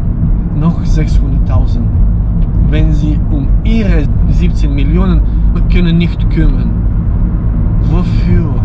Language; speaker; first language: German; non-native, fluent; Ukrainian